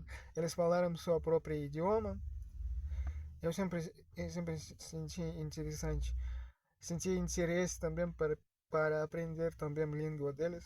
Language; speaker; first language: Portuguese; non-native, fluent; Russian